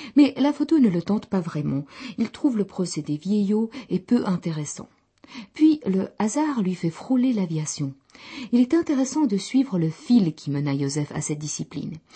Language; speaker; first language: French; non-native, fluent; Czech